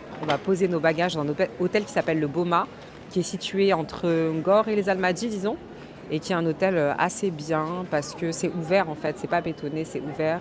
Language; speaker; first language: French; native; French